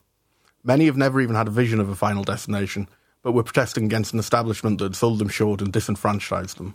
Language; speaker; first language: English; native; English